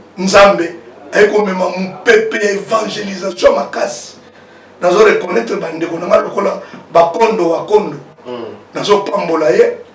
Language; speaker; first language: Lingala; early bilingual, other home language; Kongo